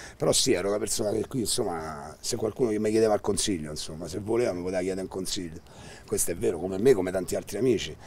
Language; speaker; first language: Italian; native; Italian